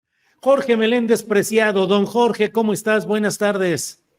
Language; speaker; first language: Spanish; native; Spanish